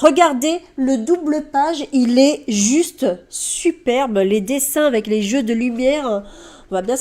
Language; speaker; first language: French; native; French